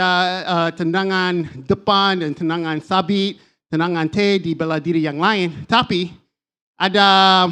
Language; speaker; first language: Indonesian; non-native, learner; English